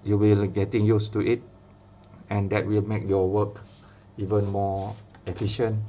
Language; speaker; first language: English; non-native, local second language; Malay